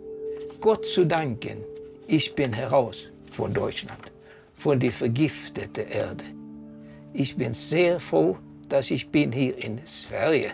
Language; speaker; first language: German; non-native, learner; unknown